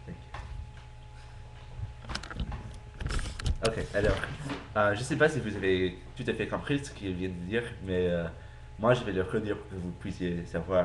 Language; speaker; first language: French; non-native, fluent; English